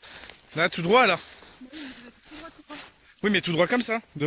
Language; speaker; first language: French; native; French